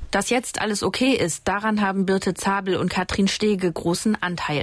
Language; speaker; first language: German; native; German